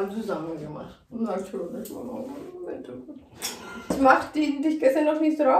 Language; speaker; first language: German; non-native, learner; Spanish